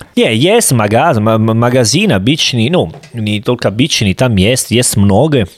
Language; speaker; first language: Russian; non-native, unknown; Italian